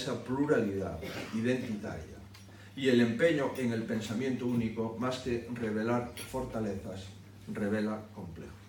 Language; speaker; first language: Spanish; native; Spanish